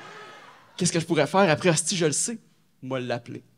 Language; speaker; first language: French; native; French